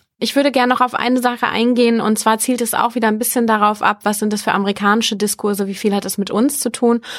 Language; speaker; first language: German; native; German